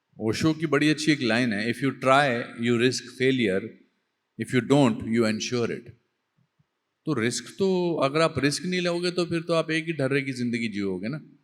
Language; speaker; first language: Hindi; native; Hindi